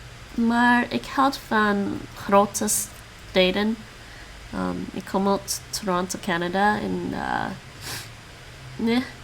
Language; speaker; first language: Dutch; non-native, learner; English